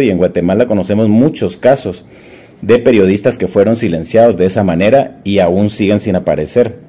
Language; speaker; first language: Spanish; native; Spanish